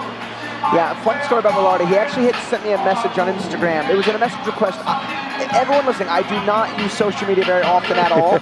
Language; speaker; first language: English; native; English